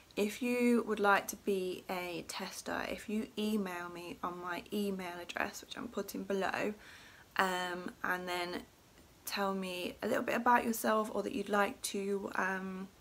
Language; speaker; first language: English; native; English